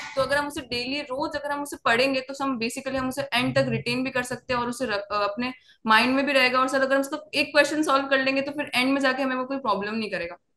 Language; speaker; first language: Hindi; native; Hindi